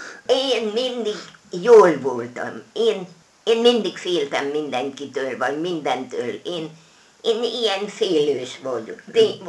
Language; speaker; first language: Hungarian; non-native, local second language; German